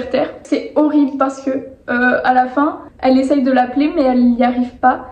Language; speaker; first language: French; native; French